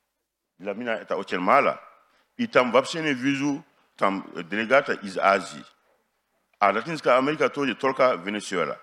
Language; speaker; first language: Russian; non-native, fluent; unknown